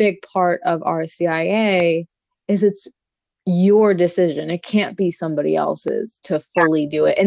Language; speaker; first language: English; native; English